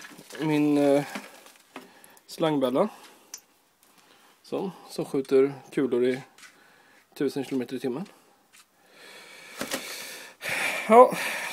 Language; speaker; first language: Swedish; native; Swedish